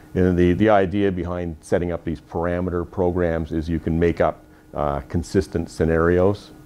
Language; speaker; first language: English; native; English